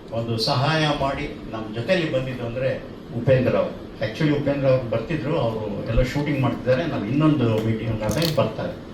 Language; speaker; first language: Kannada; native; Kannada